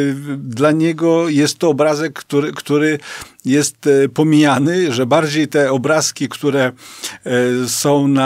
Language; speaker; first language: Polish; native; Polish